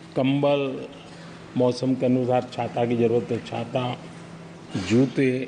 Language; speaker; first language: Hindi; non-native, local second language; Gujarati